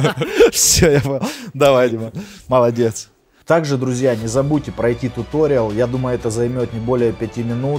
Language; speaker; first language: Russian; native; Russian